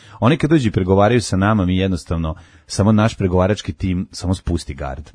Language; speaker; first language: Serbian; native; Serbian